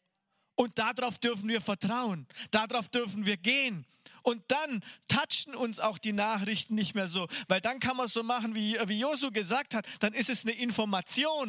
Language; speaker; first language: German; native; German